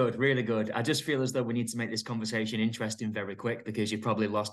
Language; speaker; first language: English; native; English